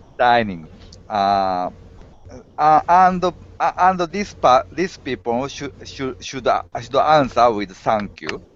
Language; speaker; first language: English; non-native, learner; Japanese